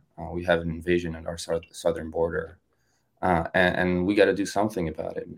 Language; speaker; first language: English; non-native, fluent; French